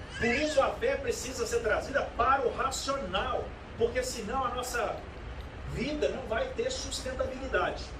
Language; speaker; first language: Portuguese; native; Portuguese